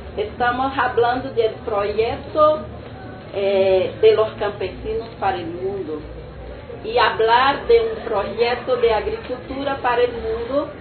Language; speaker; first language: Spanish; non-native, learner; Portuguese